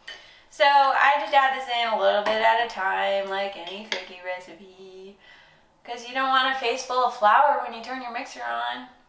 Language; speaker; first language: English; native; English